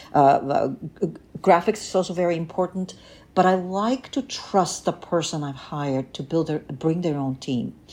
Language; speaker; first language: English; early bilingual, other home language; Bulgarian